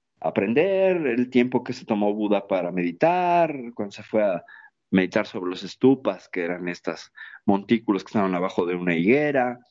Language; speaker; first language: Spanish; native; Spanish